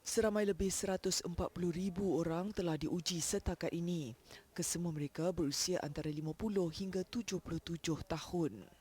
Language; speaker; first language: Malay; native; Malay